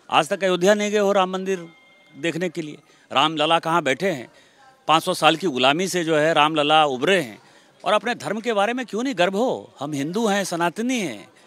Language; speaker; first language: Hindi; native; Hindi